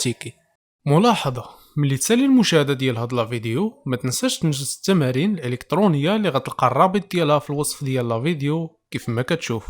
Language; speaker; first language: Arabic; native; Arabic